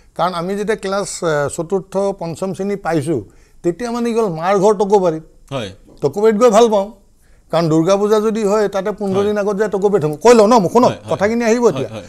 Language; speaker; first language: Assamese; native; Assamese